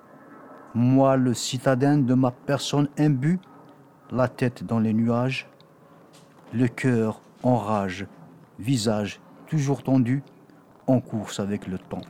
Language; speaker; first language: French; non-native, local second language; Kabyle